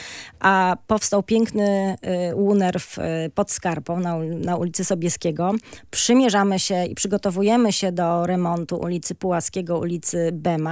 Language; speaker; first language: Polish; native; Polish